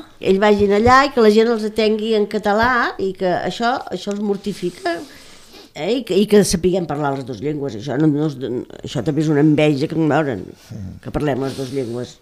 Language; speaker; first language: Catalan; native; Catalan